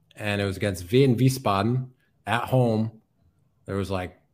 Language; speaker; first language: English; native; English